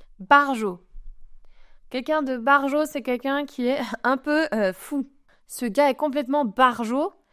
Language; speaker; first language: French; native; French